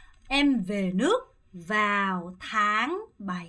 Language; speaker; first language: Vietnamese; non-native, fluent; Korean